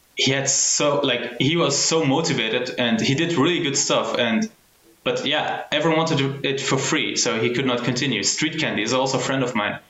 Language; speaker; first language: English; early bilingual, heritage; German